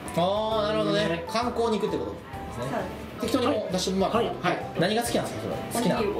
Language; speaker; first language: Japanese; native; Japanese